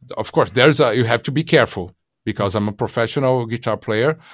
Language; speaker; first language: English; non-native, fluent; Portuguese